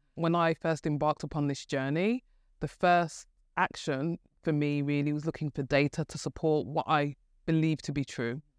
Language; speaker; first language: English; native; English